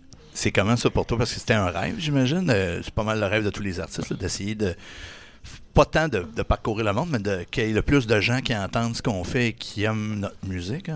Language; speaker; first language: French; native; French